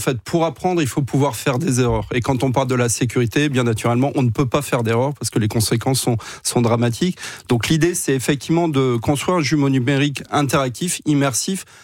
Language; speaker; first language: French; native; French